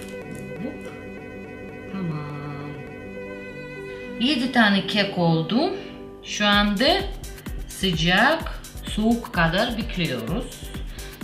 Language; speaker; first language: Turkish; non-native, learner; Russian